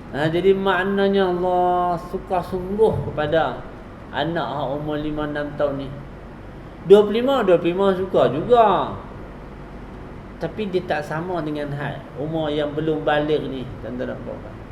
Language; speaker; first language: Malay; native; Malay